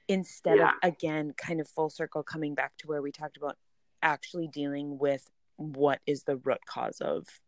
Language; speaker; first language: English; native; English